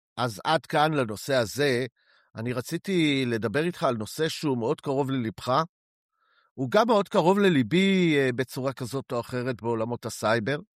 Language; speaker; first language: Hebrew; native; Hebrew